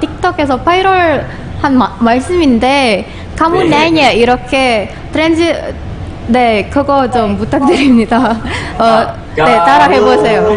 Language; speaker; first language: Korean; non-native, fluent; Indonesian